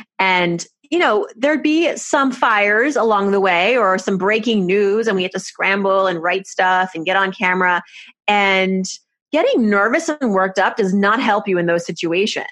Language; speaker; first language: English; early bilingual, other home language; Persian